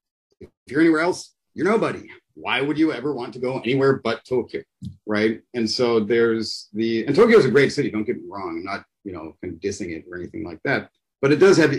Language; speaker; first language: English; native; English